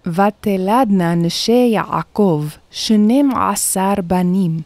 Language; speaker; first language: Hebrew; non-native, fluent; Korean